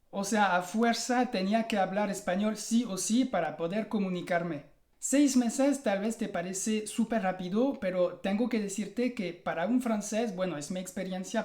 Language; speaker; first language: Spanish; non-native, fluent; French